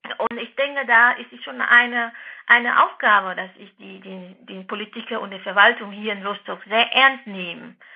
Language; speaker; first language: German; non-native, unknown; Vietnamese